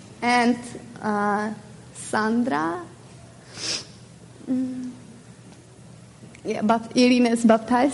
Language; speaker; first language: English; non-native, learner; Russian